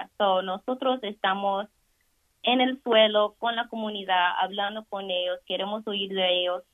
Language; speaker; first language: Spanish; early bilingual, heritage; Spanish